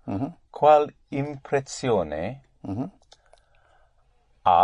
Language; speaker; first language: Italian; non-native, learner; English